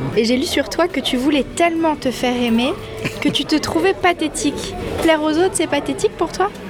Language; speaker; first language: French; native; French